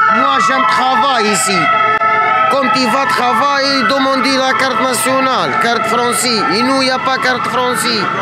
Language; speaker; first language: French; non-native, learner; Arabic